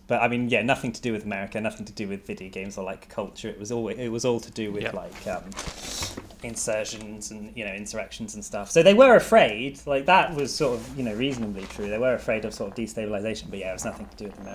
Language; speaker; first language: English; native; English